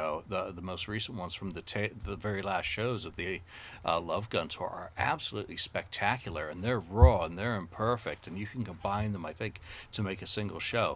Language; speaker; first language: English; native; English